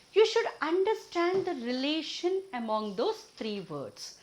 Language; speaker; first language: English; non-native, local second language; Telugu